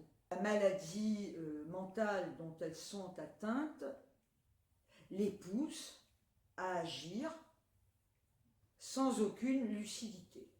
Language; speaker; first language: French; native; French